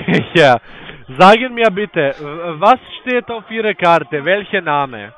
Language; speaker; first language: German; non-native, learner; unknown